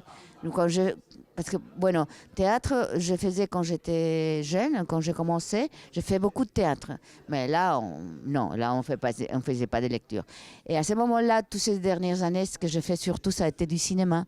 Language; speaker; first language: French; non-native, fluent; Spanish